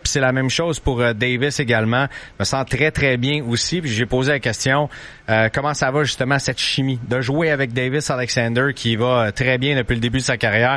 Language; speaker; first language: French; native; French